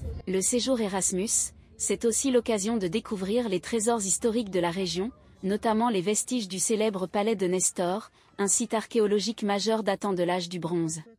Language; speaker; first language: French; native; French